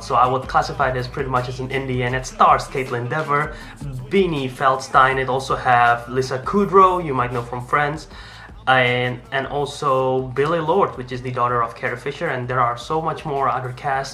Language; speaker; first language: English; non-native, fluent; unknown